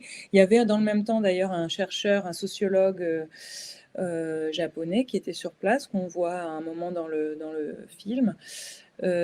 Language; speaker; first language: French; native; French